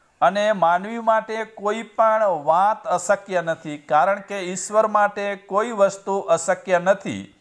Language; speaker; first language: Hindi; non-native, local second language; Gujarati